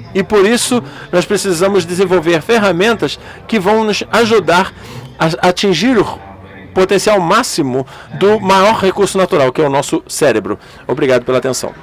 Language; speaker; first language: Portuguese; non-native, learner; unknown